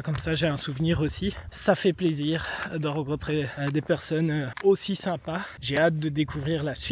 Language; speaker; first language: French; native; French